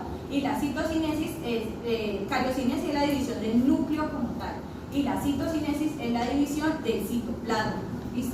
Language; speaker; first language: Spanish; native; Spanish